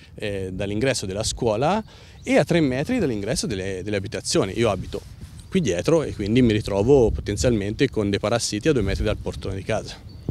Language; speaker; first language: Italian; native; Italian